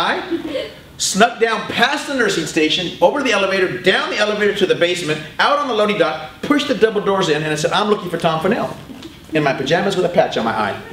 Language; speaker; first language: English; native; English